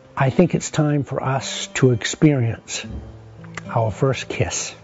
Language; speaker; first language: English; native; English